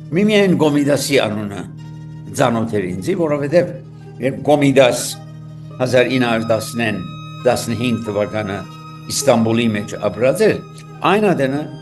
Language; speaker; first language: Armenian; early bilingual, heritage; Armenian